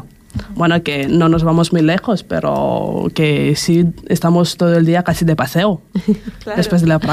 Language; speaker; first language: Spanish; non-native, fluent; Romanian